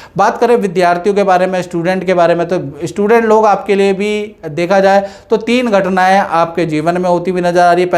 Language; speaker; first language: Hindi; native; Hindi